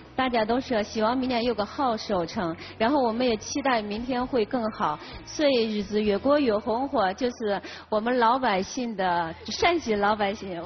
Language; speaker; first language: Chinese; native; Chinese